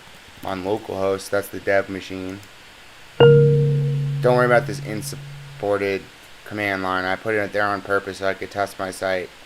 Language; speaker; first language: English; native; English